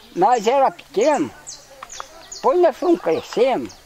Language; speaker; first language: Portuguese; native; Portuguese